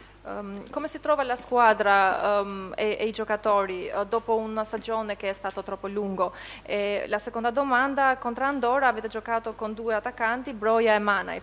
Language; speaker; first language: Italian; non-native, fluent; Albanian